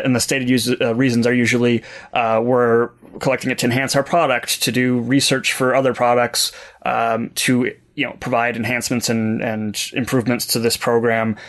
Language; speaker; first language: English; native; English